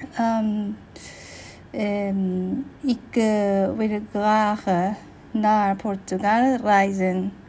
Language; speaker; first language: Dutch; non-native, learner; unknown